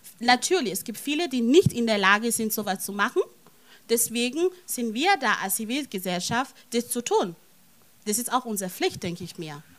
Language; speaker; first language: German; non-native, fluent; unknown